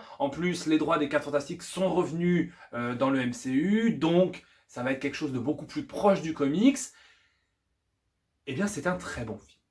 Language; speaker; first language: French; native; French